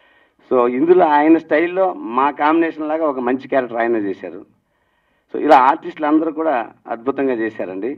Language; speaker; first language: Telugu; native; Telugu